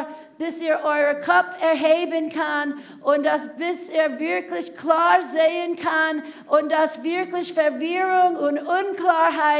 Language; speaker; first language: German; non-native, fluent; English